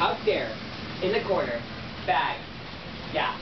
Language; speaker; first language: English; native; English